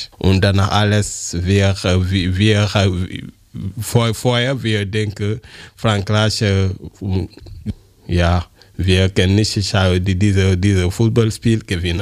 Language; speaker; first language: German; non-native, learner; French